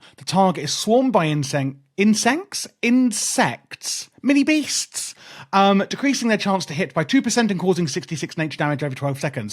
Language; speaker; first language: English; native; English